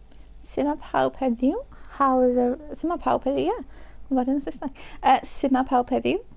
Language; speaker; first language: Welsh; native; Welsh